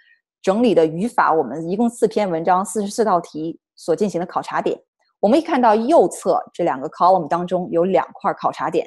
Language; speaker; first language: Chinese; native; Chinese